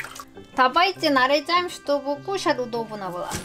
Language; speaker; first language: Russian; non-native, fluent; Korean